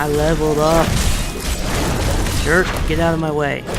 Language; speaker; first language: English; native; English